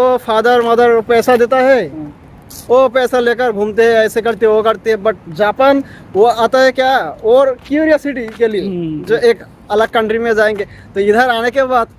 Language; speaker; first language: Hindi; non-native, fluent; Bangla